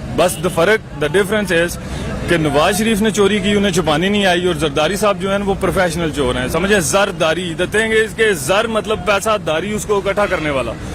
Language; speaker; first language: Urdu; non-native, local second language; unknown